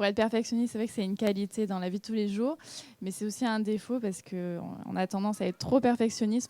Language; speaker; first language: French; native; French